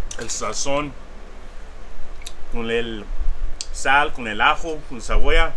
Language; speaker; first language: Spanish; early bilingual, heritage; English